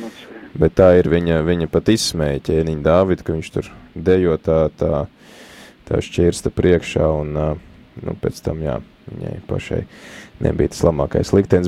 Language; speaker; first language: Latvian; native; Latvian